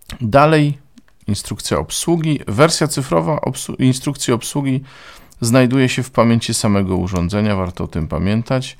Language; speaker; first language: Polish; native; Polish